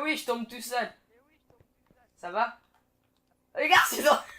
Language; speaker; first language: French; native; French